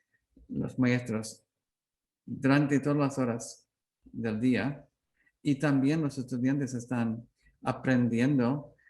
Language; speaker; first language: Spanish; non-native, learner; English